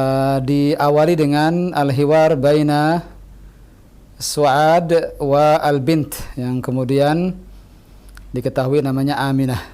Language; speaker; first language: Indonesian; native; Indonesian